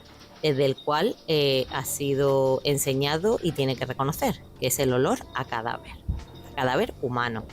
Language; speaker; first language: Spanish; native; Spanish